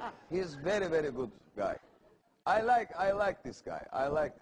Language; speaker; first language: English; non-native, learner; Turkish